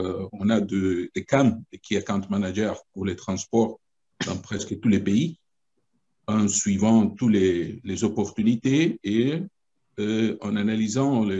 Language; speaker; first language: French; non-native, fluent; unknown